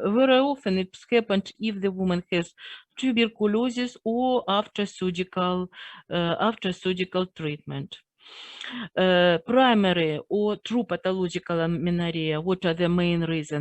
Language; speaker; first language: English; non-native, fluent; Russian